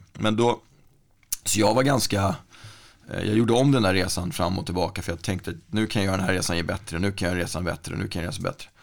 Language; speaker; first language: Swedish; native; Swedish